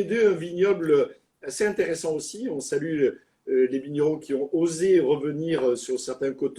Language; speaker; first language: French; native; French